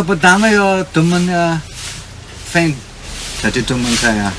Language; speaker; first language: Indonesian; non-native, fluent; German